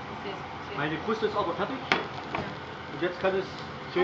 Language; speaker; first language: German; native; German